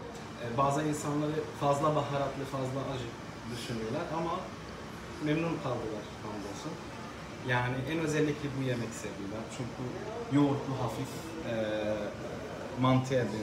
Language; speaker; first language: Turkish; non-native, fluent; Arabic